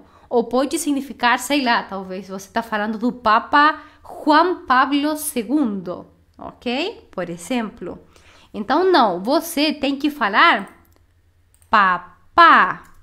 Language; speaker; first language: Portuguese; non-native, fluent; Spanish